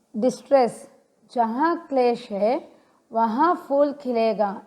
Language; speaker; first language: Hindi; non-native, local second language; Telugu